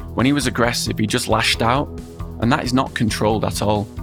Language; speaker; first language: English; native; English